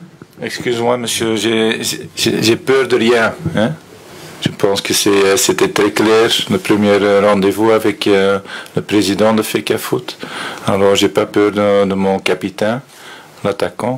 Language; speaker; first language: French; non-native, fluent; Dutch